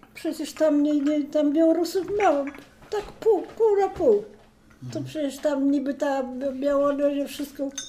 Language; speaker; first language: Polish; native; Polish